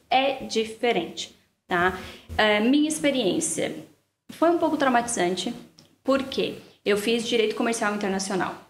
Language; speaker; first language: Portuguese; native; Portuguese